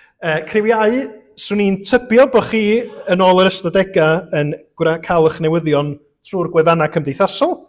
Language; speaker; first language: Welsh; native; Welsh